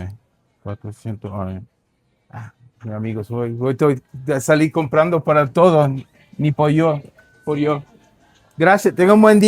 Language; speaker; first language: Spanish; non-native, learner; English